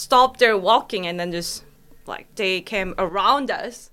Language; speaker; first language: English; non-native, fluent; Korean